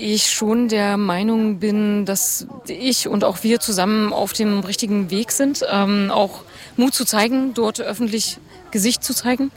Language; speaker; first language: German; native; German